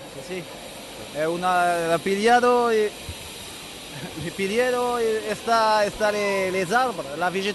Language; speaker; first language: Spanish; non-native, learner; French